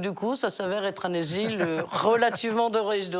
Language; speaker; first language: French; native; French